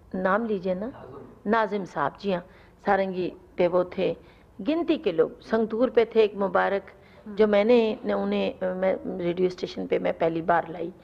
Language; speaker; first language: Urdu; non-native, local second language; Punjabi